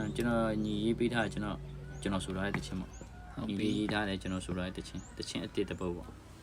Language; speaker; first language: Burmese; non-native, local second language; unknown